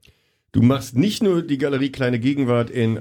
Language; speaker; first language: German; native; German